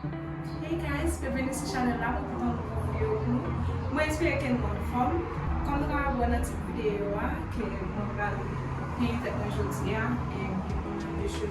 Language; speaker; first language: French; non-native, learner; Haitian Creole